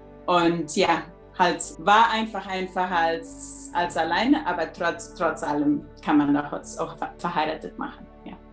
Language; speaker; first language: German; early bilingual, heritage; German